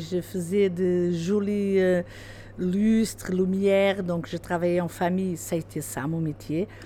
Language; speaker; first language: French; non-native, fluent; Portuguese